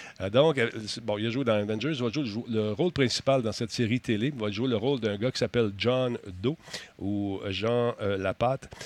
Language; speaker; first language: French; native; French